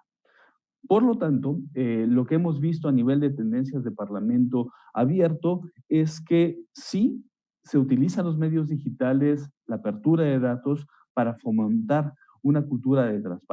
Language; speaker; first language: Spanish; native; Spanish